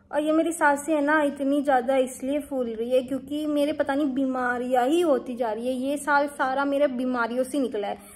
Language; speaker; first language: Hindi; native; Hindi